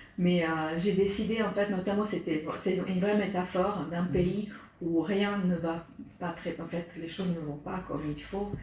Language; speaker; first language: French; non-native, fluent; Serbian